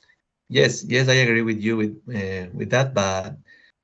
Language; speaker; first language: English; non-native, learner; Spanish